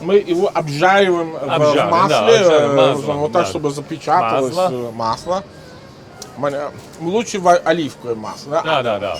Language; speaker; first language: Russian; non-native, fluent; Italian